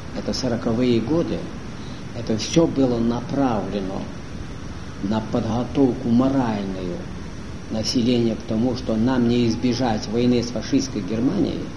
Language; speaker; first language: Russian; non-native, local second language; Ukrainian